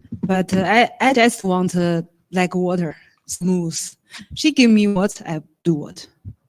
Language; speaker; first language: English; non-native, learner; Chinese